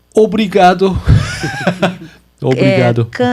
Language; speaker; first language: Portuguese; non-native, learner; Korean